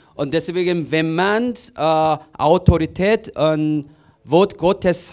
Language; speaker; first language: German; non-native, learner; Korean